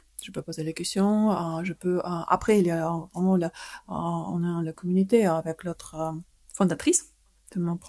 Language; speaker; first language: French; non-native, fluent; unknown